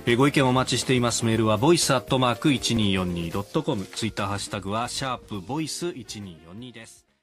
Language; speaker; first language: Japanese; native; Japanese